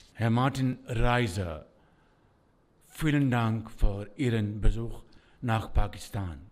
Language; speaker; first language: German; non-native, learner; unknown